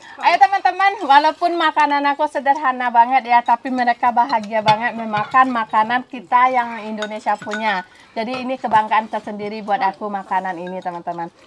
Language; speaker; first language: Indonesian; native; Indonesian